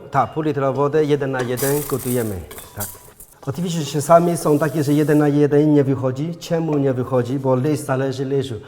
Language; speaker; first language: Polish; non-native, learner; Chinese